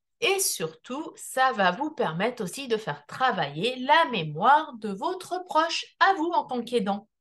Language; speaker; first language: French; native; French